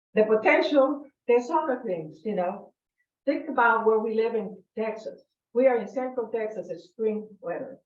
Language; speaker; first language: English; non-native, fluent; Spanish